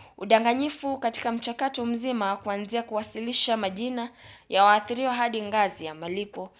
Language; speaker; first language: Swahili; non-native, local second language; Gusii